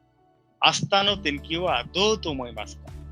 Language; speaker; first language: Japanese; non-native, fluent; Bangla